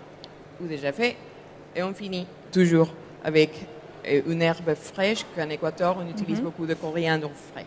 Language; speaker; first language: French; non-native, fluent; Spanish